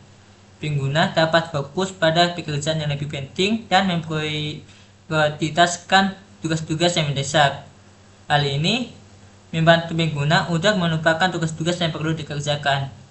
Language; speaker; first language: Indonesian; native; Indonesian